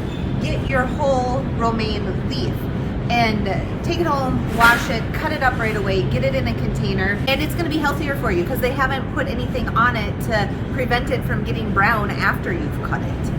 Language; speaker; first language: English; native; English